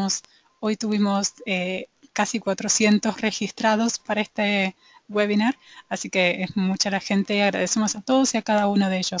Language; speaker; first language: Spanish; native; Spanish